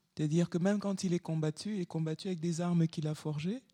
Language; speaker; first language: French; native; French